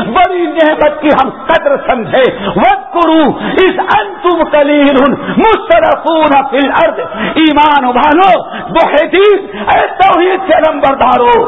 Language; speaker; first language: Urdu; native; Urdu